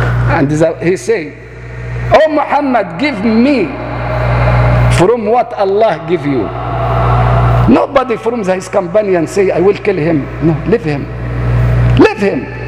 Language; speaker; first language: English; non-native, learner; Arabic